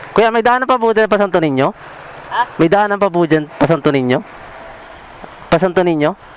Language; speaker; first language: Filipino; non-native, local second language; Bikol